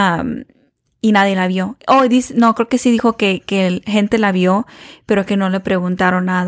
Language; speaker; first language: Spanish; early bilingual, heritage; Spanish